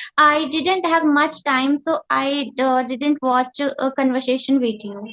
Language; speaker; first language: English; non-native, learner; Hindi